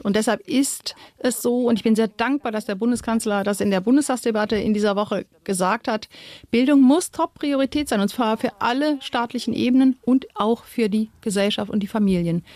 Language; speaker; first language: German; native; German